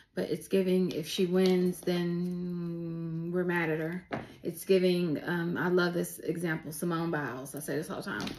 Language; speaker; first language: English; native; English